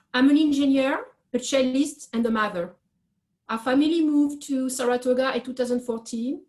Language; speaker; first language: English; non-native, fluent; French